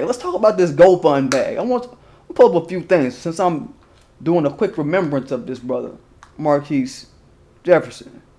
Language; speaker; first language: English; native; English